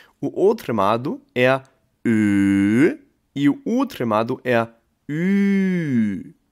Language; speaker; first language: Portuguese; non-native, fluent; German